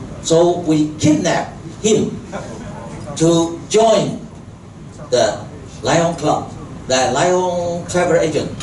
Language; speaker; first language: English; non-native, local second language; Chinese